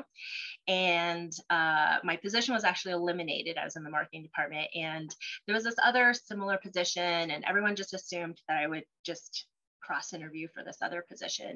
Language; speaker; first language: English; early bilingual, other home language; Cantonese